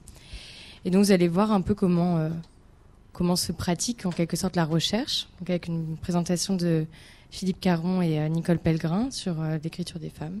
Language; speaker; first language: French; native; French